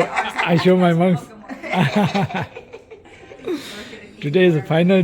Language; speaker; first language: English; non-native, learner; Tibetan